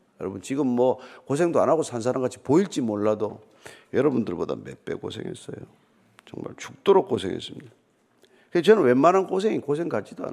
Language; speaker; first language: Korean; native; Korean